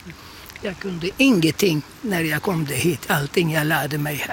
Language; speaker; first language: Swedish; non-native, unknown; Turkish